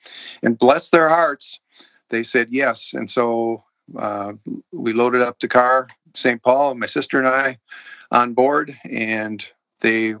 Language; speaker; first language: English; native; English